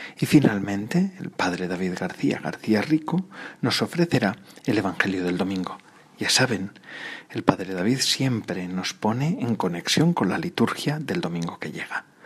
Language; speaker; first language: Spanish; native; Spanish